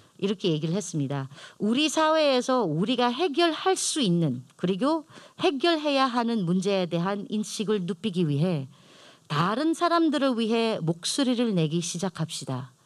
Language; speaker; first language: Korean; non-native, fluent; Filipino